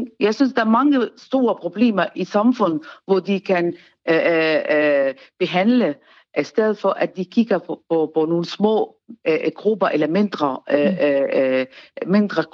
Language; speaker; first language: Danish; non-native, learner; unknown